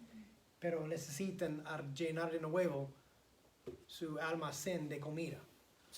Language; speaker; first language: Spanish; non-native, fluent; English